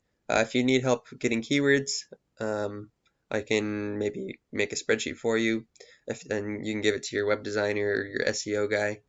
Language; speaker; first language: English; native; English